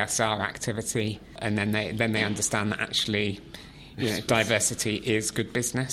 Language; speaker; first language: English; native; English